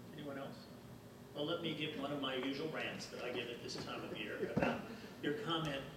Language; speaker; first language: English; native; English